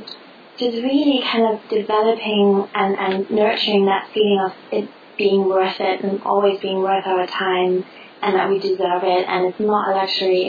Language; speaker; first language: English; non-native, fluent; German